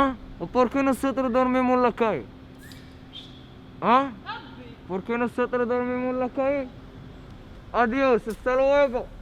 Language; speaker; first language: Spanish; non-native, learner; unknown